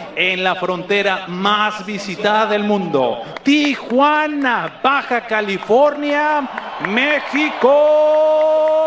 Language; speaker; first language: Spanish; native; Spanish